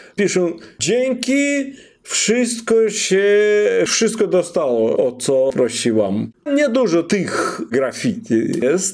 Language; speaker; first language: Polish; non-native, fluent; Russian